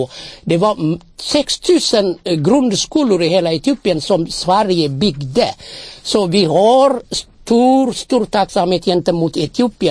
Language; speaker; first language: Swedish; non-native, fluent; Amharic